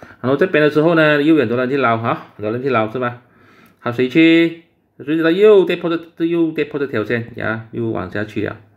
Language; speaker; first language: Chinese; native; Chinese